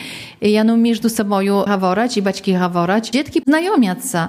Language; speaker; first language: Polish; non-native, local second language; Belarusian